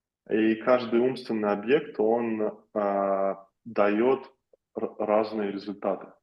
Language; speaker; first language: Russian; native; Russian